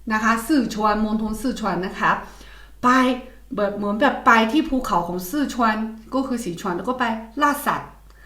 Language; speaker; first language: Thai; non-native, fluent; Chinese